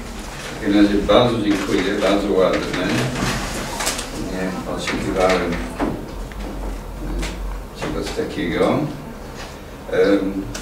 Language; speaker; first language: Polish; non-native, fluent; English